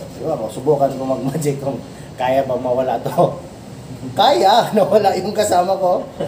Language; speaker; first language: Filipino; non-native, local second language; Cebuano